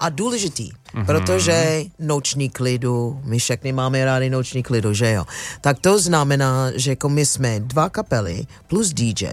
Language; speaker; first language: Czech; non-native, fluent; English